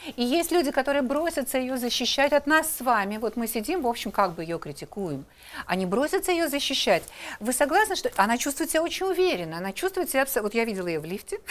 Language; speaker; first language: Russian; native; Russian